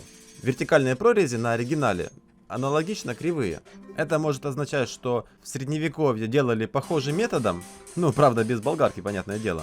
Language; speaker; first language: Russian; native; Russian